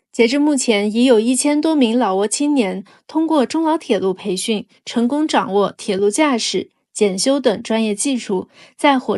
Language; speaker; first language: Chinese; native; Chinese